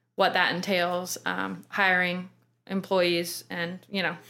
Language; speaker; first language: English; native; English